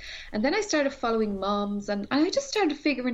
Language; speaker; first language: English; native; English